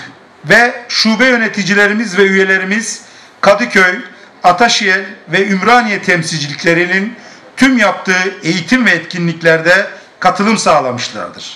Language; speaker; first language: Turkish; native; Turkish